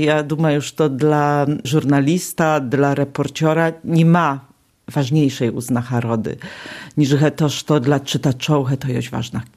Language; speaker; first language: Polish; non-native, local second language; Belarusian